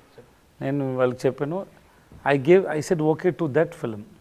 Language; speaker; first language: Telugu; non-native, learner; Tamil